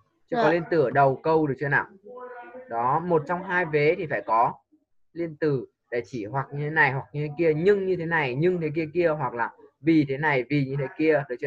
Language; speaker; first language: Vietnamese; native; Vietnamese